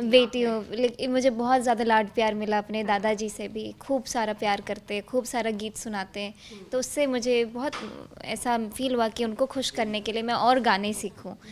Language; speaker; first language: Hindi; native; Hindi